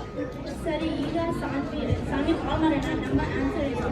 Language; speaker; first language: Kannada; early bilingual, heritage; Kannada